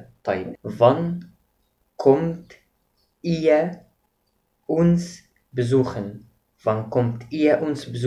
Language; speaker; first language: German; non-native, fluent; Arabic